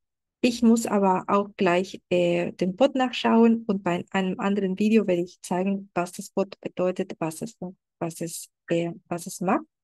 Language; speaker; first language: German; non-native, fluent; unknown